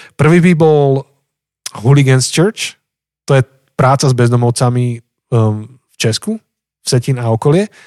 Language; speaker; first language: Slovak; native; Slovak